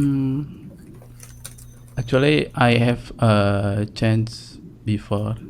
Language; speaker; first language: English; non-native, learner; Indonesian